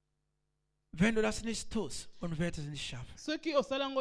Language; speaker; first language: German; non-native, learner; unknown